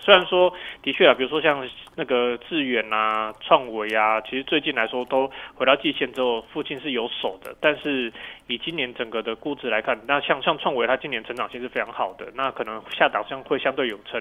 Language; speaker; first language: Chinese; native; Chinese